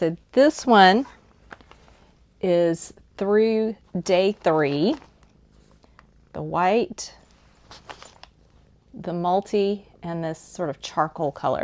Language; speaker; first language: English; native; English